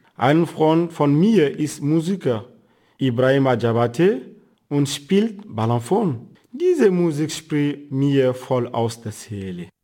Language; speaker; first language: German; non-native, fluent; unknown